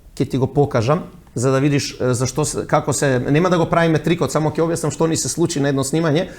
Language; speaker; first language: Macedonian; early bilingual, heritage; Macedonian